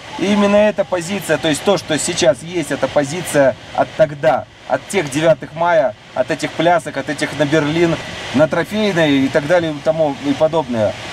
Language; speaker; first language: Russian; native; Russian